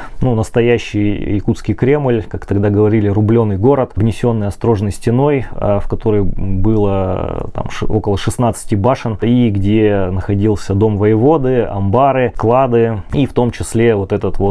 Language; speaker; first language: Russian; native; Russian